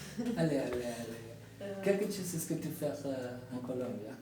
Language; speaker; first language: French; non-native, learner; Spanish